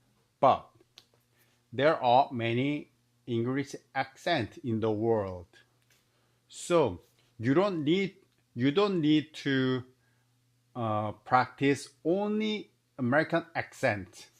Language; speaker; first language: English; non-native, learner; Korean